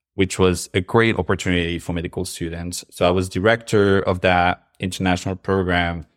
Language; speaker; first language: English; non-native, fluent; Arabic